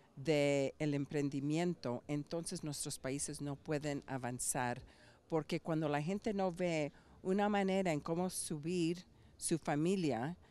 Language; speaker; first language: Spanish; early bilingual, heritage; Spanish